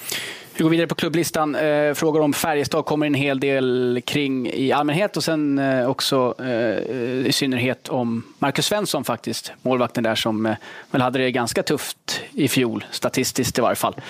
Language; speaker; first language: Swedish; native; Swedish